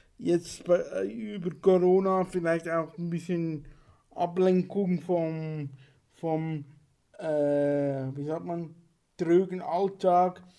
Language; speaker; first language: German; native; German